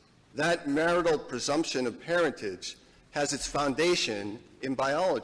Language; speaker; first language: English; native; English